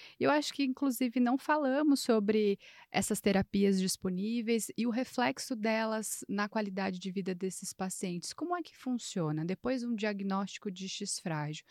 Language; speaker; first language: Portuguese; native; Portuguese